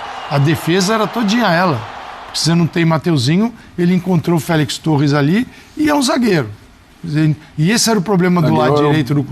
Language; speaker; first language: Portuguese; native; Portuguese